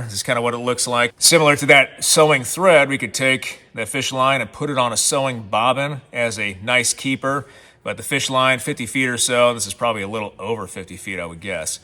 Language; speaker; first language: English; native; English